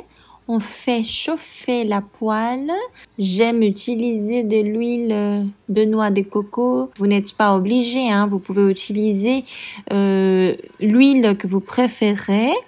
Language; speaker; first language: French; non-native, fluent; Spanish